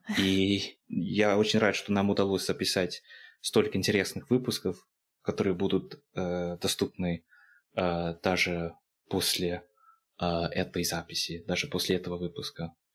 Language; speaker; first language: Russian; non-native, fluent; English